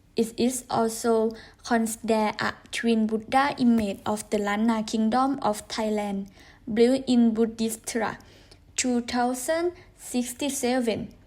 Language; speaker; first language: English; non-native, learner; Thai